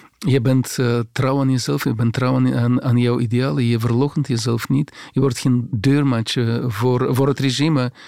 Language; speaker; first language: Dutch; non-native, fluent; Russian